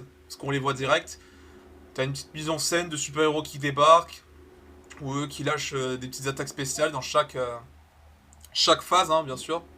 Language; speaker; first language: French; native; French